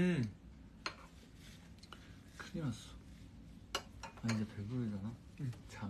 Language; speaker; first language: Korean; non-native, fluent; Chinese